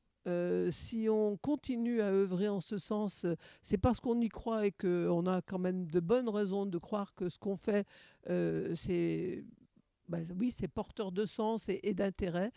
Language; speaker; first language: French; native; French